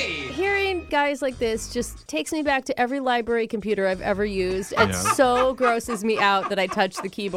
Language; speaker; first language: English; native; English